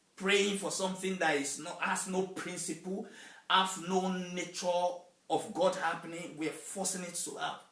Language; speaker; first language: English; non-native, local second language; Yoruba